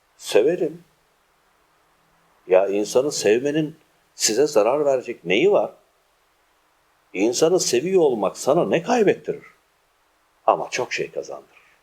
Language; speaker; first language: Turkish; native; Turkish